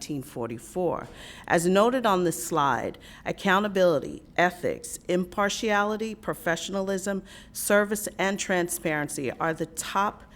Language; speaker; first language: English; native; English